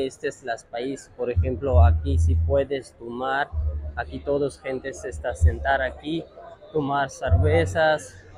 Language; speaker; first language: Spanish; non-native, learner; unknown